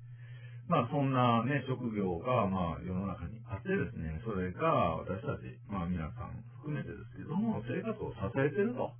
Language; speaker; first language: Japanese; native; Japanese